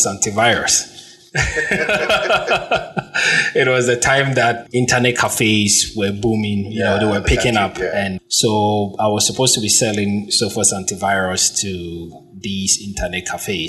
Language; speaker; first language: English; non-native, local second language; Akan